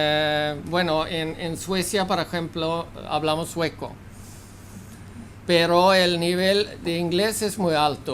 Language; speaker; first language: Spanish; non-native, fluent; Swedish